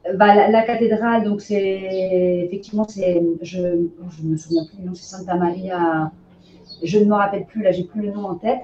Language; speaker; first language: French; native; French